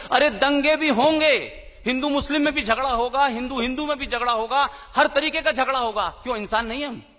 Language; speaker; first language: Hindi; native; Hindi